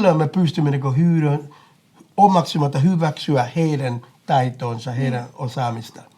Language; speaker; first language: Finnish; non-native, fluent; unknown